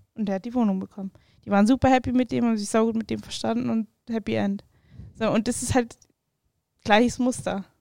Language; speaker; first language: German; native; German